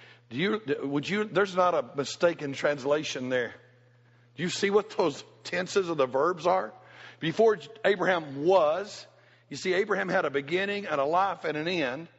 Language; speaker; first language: English; native; English